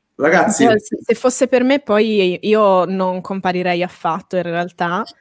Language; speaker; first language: Italian; native; Italian